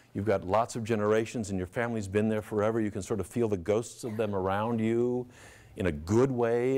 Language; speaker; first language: English; native; English